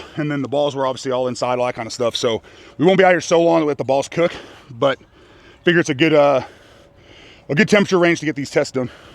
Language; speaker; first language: English; native; English